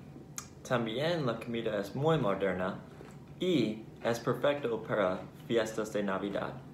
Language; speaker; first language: Spanish; non-native, learner; English